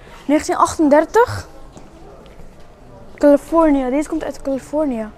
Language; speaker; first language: Dutch; early bilingual, other home language; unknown